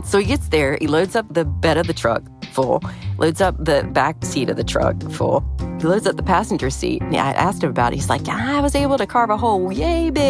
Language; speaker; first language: English; native; English